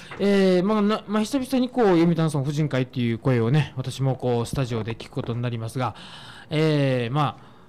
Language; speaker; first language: Japanese; native; Japanese